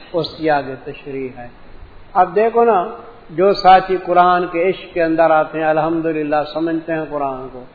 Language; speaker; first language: Urdu; non-native, local second language; Punjabi